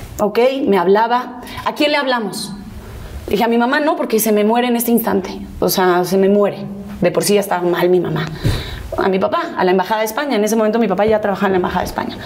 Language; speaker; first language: Spanish; early bilingual, other home language; Catalan